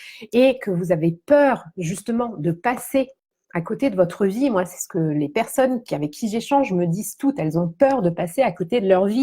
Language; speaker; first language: French; native; French